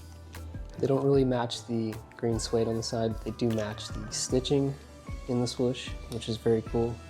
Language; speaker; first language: English; native; English